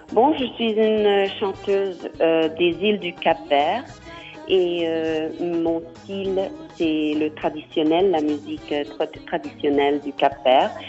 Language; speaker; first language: French; non-native, fluent; Kabuverdianu